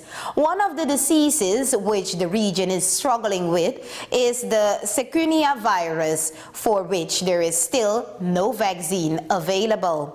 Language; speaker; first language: English; non-native, fluent; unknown